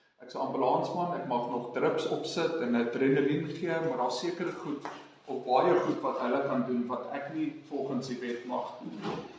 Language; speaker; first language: Afrikaans; non-native, local second language; English